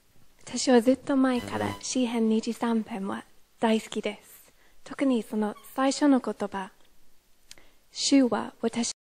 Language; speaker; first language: Japanese; non-native, fluent; English